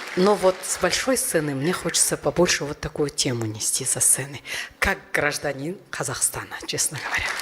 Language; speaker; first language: Russian; non-native, local second language; Uyghur